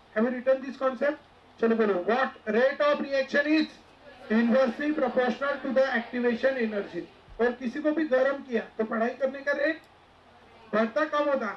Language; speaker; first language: Hindi; non-native, local second language; Marathi